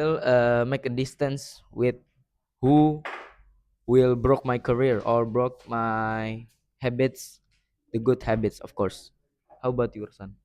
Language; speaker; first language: English; non-native, learner; Indonesian